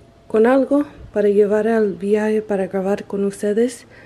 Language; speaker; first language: Spanish; early bilingual, heritage; Spanish